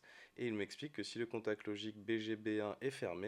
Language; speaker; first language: French; native; French